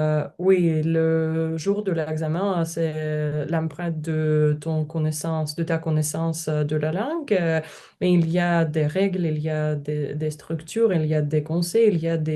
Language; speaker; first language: French; non-native, learner; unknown